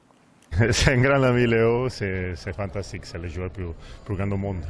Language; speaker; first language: French; non-native, learner; Italian